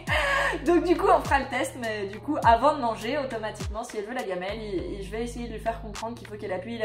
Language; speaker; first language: French; native; French